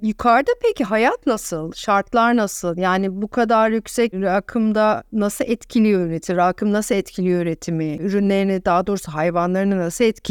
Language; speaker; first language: Turkish; native; Turkish